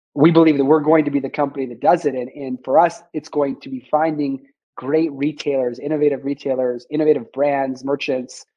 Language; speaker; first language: English; native; English